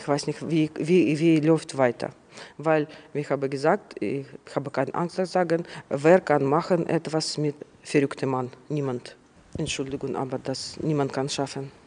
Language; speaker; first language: German; non-native, learner; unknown